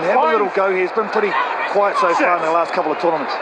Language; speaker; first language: English; native; English